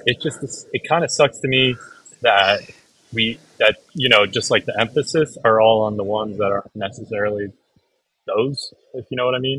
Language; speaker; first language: English; native; English